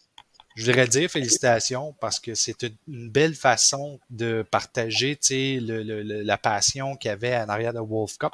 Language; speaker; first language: French; native; French